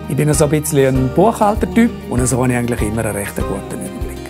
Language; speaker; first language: German; native; German